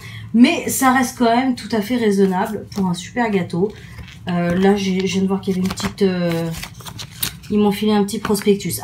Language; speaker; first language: French; native; French